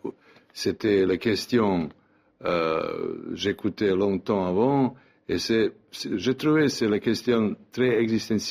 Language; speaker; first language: French; non-native, learner; Serbian